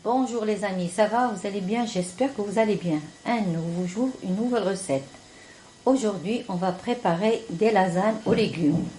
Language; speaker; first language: French; non-native, local second language; Arabic